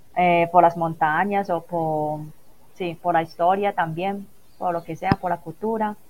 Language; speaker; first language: Spanish; non-native, fluent; Cantonese